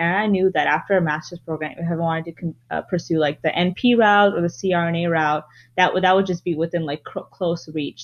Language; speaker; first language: English; non-native, local second language; Bangla